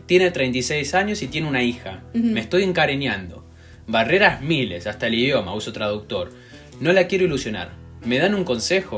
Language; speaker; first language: Spanish; native; Spanish